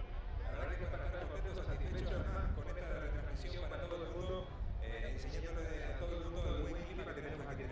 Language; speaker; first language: Spanish; native; Spanish